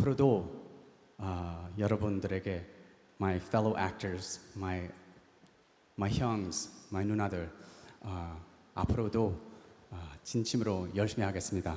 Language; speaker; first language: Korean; early bilingual, heritage; English